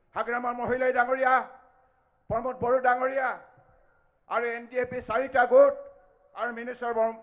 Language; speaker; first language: Hindi; non-native, local second language; Assamese